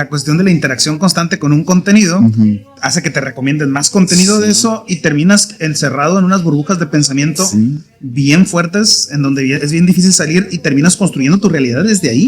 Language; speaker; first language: Spanish; native; Spanish